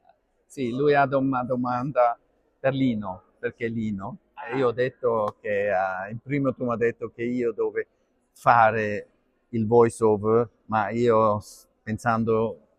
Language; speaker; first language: Italian; non-native, learner; Arabic